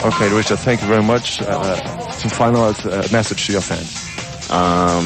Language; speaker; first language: English; non-native, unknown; Portuguese